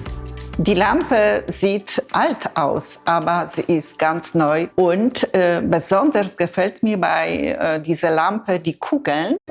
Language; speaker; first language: German; non-native, fluent; Polish